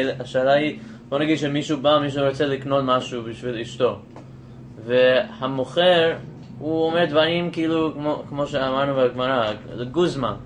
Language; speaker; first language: Hebrew; non-native, learner; English